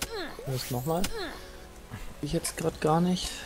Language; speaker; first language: German; native; German